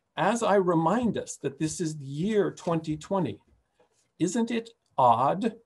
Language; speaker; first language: English; native; English